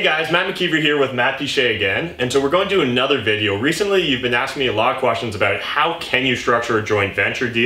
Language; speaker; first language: English; native; English